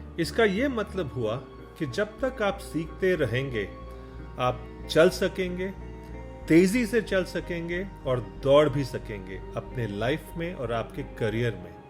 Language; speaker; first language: Hindi; non-native, local second language; Tamil